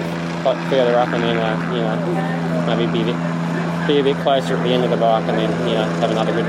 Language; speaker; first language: English; native; English